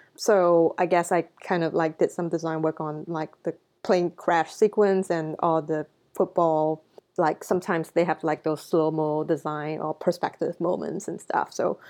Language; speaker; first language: English; non-native, local second language; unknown